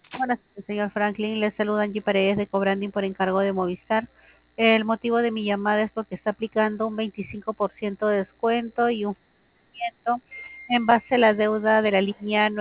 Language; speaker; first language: Spanish; native; Spanish